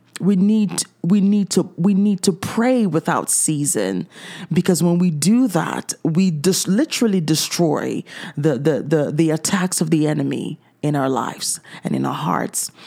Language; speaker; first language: English; native; English